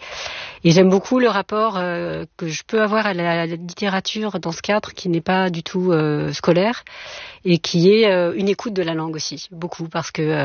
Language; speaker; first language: French; native; French